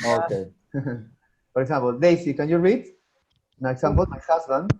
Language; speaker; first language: English; non-native, fluent; Spanish